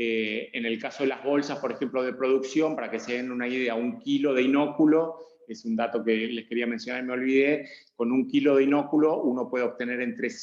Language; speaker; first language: Spanish; native; Spanish